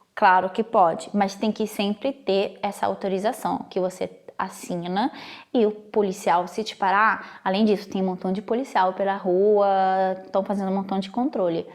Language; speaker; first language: Portuguese; non-native, fluent; Italian